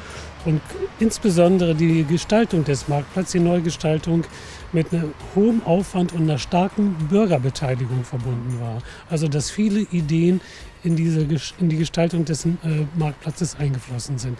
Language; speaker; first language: German; native; German